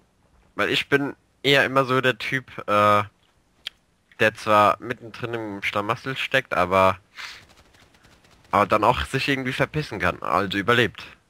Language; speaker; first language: German; native; German